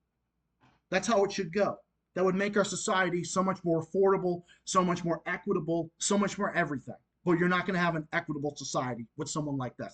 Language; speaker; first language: English; native; English